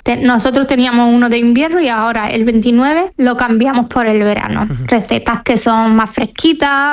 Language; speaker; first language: Spanish; non-native, fluent; Arabic